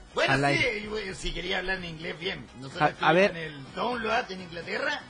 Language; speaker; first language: Spanish; native; Spanish